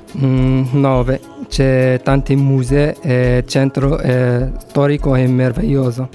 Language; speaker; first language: Italian; non-native, fluent; Arabic